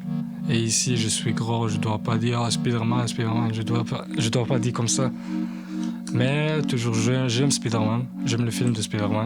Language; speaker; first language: French; non-native, learner; Arabic